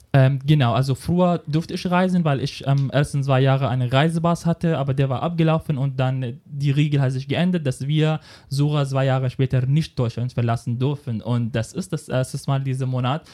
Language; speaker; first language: German; non-native, fluent; Arabic